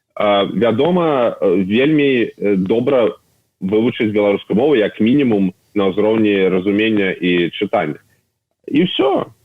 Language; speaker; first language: Belarusian; non-native, local second language; Russian